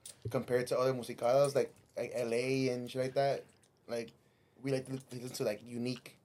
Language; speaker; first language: English; early bilingual, other home language; Spanish